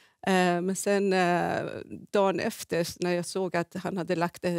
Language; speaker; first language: Swedish; non-native, fluent; Persian